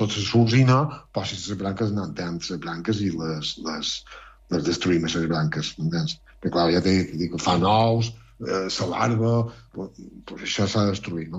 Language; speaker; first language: Catalan; native; Catalan